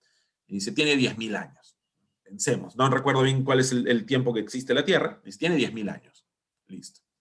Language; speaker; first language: Spanish; native; Spanish